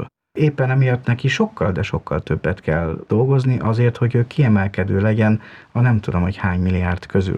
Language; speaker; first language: Hungarian; native; Hungarian